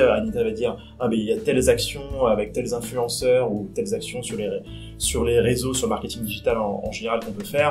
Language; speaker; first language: French; native; French